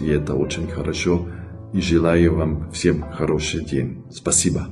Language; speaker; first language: Russian; non-native, learner; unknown